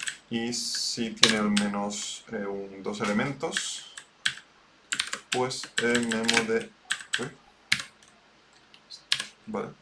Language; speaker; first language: Spanish; native; Spanish